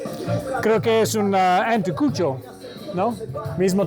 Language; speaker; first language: Spanish; non-native, learner; English